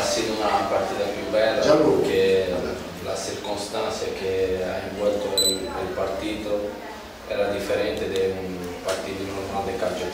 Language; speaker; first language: Italian; non-native, learner; Portuguese